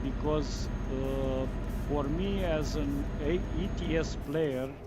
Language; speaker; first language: English; non-native, fluent; Romanian